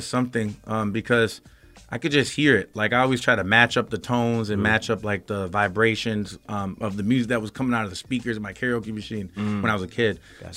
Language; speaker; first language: English; native; English